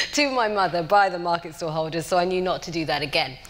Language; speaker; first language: English; native; English